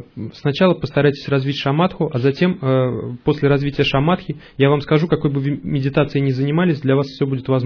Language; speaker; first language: Russian; native; Russian